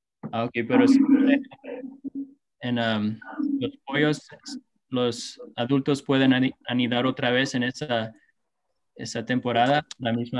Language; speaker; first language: Spanish; non-native, fluent; English